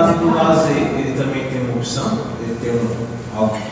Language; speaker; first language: Portuguese; native; Portuguese